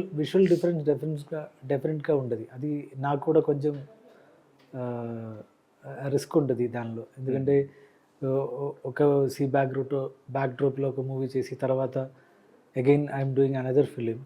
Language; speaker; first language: Telugu; non-native, learner; Malayalam